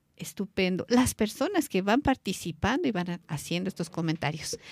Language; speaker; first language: Spanish; native; Spanish